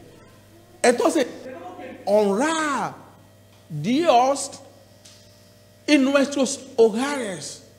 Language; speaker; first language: Spanish; non-native, learner; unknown